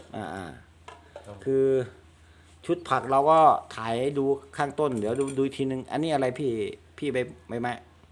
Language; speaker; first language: Thai; native; Thai